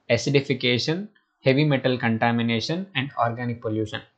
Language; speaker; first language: English; non-native, local second language; Telugu